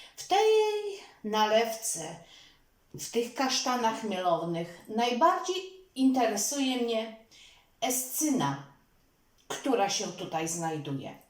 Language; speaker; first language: Polish; native; Polish